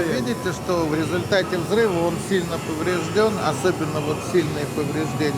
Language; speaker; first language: Russian; native; Russian